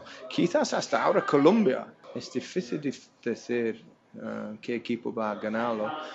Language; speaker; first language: Spanish; non-native, fluent; English